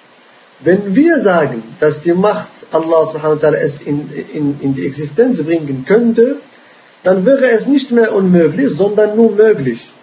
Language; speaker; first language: German; non-native, fluent; Arabic